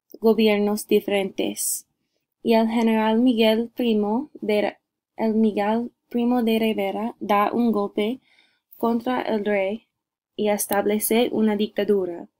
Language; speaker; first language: Spanish; non-native, learner; English